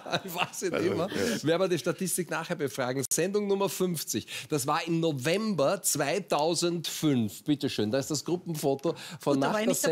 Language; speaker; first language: German; native; German